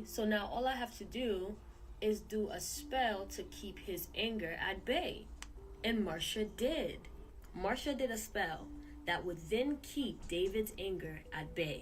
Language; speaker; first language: English; native; English